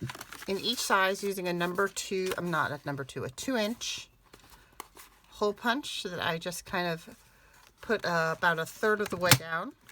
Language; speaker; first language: English; native; English